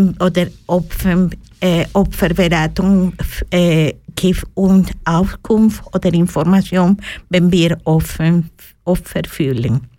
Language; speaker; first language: German; non-native, learner; Spanish